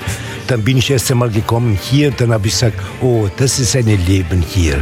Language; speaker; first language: German; non-native, learner; Italian